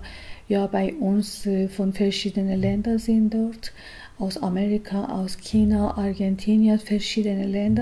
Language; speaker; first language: German; non-native, learner; Persian